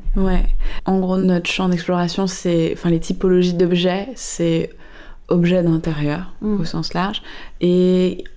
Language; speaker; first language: French; native; French